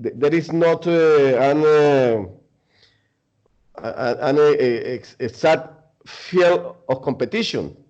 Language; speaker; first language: English; non-native, learner; Spanish